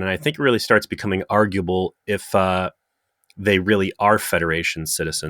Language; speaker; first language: English; native; English